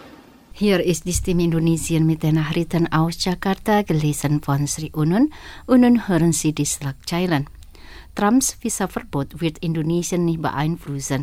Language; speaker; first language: German; non-native, fluent; Indonesian